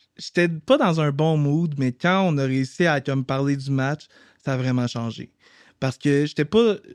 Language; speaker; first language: French; native; French